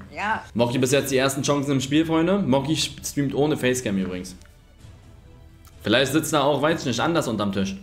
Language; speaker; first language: German; native; German